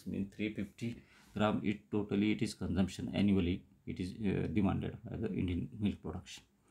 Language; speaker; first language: English; non-native, local second language; Marathi